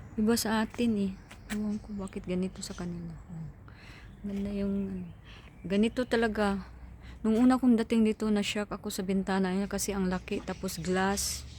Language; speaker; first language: Filipino; non-native, local second language; Cebuano